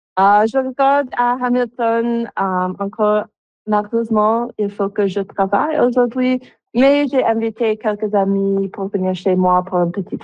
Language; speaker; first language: French; non-native, local second language; English